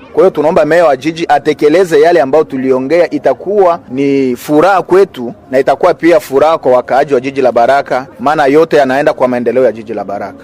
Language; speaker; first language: Swahili; native; Swahili